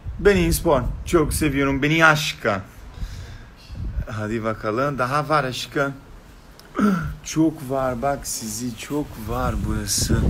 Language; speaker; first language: Turkish; non-native, learner; Portuguese